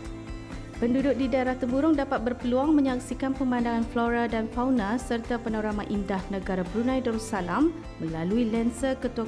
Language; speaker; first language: Malay; native; Malay